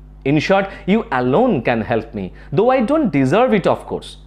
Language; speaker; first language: English; non-native, local second language; Bangla